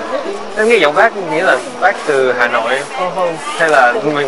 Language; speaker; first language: Vietnamese; early bilingual, heritage; Vietnamese